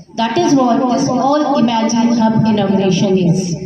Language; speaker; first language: English; non-native, local second language; Bangla